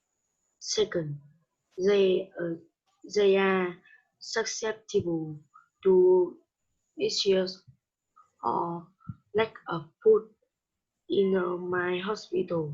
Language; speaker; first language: English; non-native, learner; Vietnamese